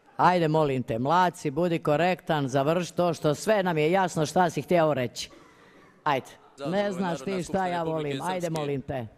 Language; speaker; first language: Serbian; native; Serbian